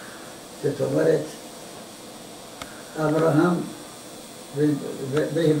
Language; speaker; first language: Hebrew; non-native, learner; Arabic